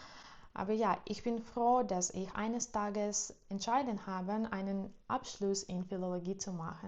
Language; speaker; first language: German; non-native, learner; Russian